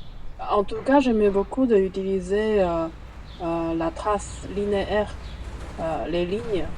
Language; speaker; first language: French; non-native, fluent; Chinese